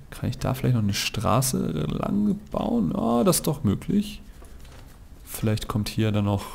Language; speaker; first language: German; native; German